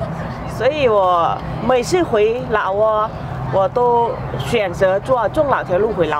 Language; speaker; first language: Chinese; non-native, fluent; Lao